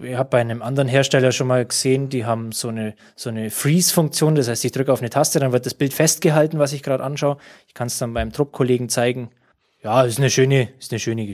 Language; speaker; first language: German; native; German